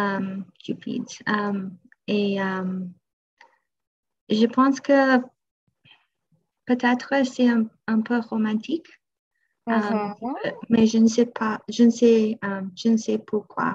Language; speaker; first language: French; non-native, fluent; English